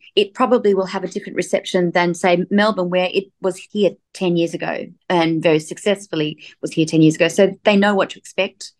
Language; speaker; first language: English; native; English